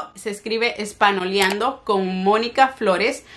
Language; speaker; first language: Spanish; native; Spanish